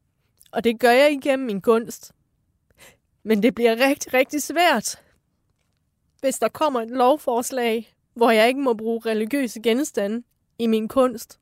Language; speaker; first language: Danish; early bilingual, other home language; Persian